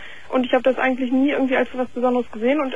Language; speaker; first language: German; native; German